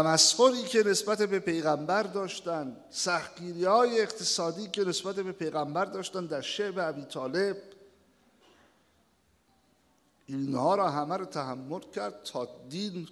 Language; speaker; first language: Persian; native; Persian